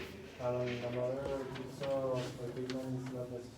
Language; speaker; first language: English; non-native, learner; Spanish